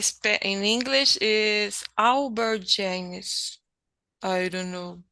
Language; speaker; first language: English; non-native, learner; Portuguese